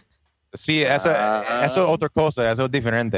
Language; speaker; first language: Spanish; non-native, learner; English